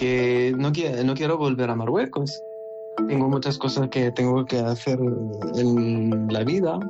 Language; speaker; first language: Spanish; non-native, learner; Arabic